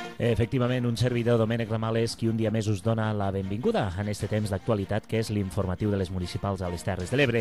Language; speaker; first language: Catalan; native; Catalan